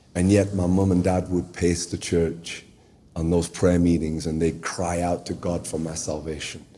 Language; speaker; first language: English; native; English